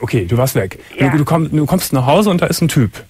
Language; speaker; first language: German; native; German